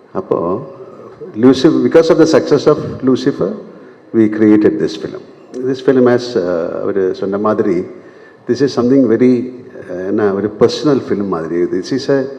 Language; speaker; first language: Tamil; non-native, learner; Malayalam